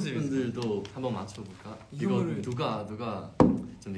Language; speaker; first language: Korean; non-native, learner; Chinese